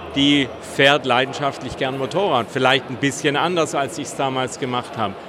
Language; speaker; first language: German; native; German